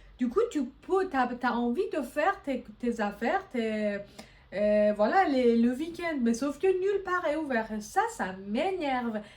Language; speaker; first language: French; non-native, fluent; Persian